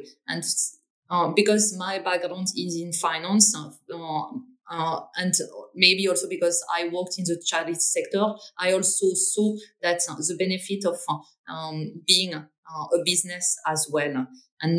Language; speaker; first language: English; non-native, fluent; French